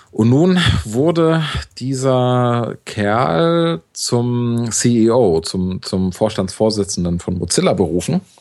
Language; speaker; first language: German; native; German